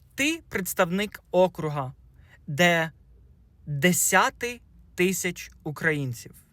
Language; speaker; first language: Ukrainian; early bilingual, heritage; Ukrainian